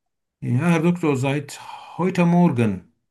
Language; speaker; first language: German; non-native, learner; Turkish